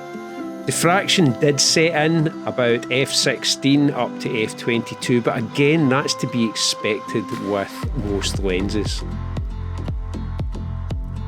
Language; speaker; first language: English; native; English